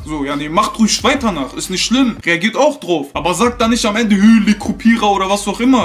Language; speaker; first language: German; native; German